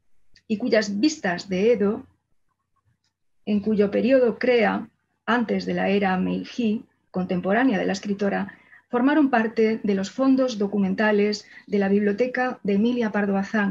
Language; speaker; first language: Spanish; native; Spanish